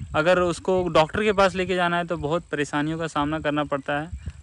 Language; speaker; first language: Hindi; native; Hindi